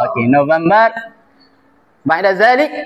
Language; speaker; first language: Arabic; non-native, learner; Malay